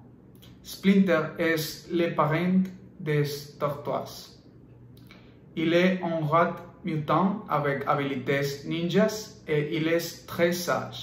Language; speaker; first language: French; non-native, learner; Spanish